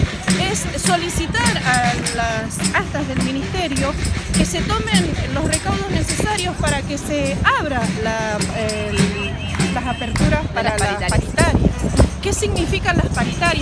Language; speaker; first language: Spanish; native; Spanish